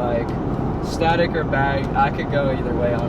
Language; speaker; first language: English; native; English